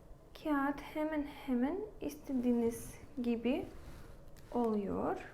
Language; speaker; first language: Turkish; non-native, learner; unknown